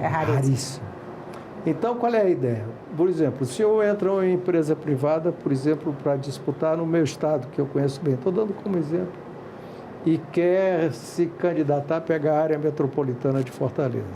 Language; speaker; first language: Portuguese; native; Portuguese